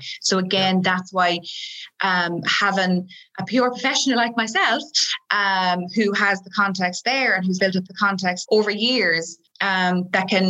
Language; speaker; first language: English; native; English